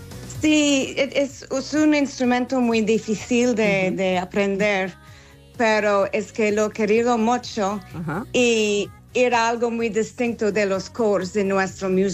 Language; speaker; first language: Spanish; non-native, learner; English